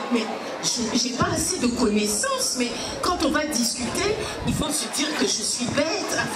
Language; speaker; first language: French; early bilingual, other home language; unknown